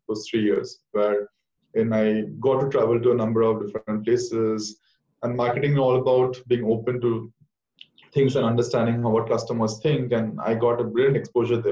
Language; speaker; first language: English; non-native, local second language; Bangla